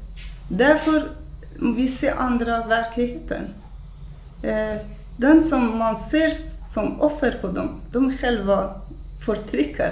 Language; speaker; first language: Swedish; non-native, fluent; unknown